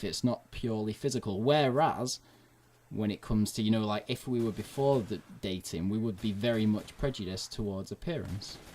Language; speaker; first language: English; native; English